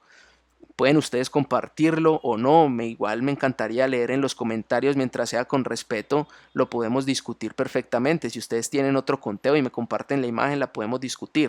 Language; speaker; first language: Spanish; native; Spanish